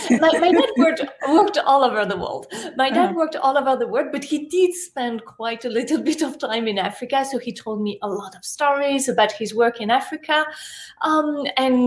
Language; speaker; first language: English; non-native, fluent; French